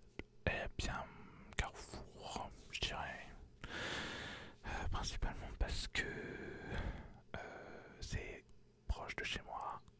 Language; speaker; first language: French; native; French